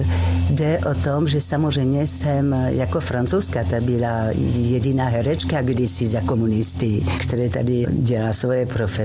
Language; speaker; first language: Czech; non-native, fluent; French